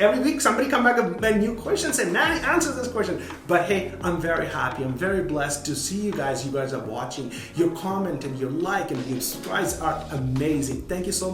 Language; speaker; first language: English; non-native, fluent; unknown